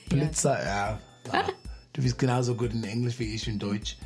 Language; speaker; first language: German; non-native, fluent; English